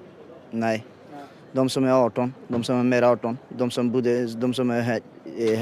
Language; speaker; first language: Swedish; non-native, learner; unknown